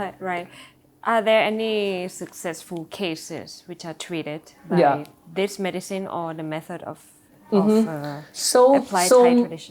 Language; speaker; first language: English; non-native, fluent; Thai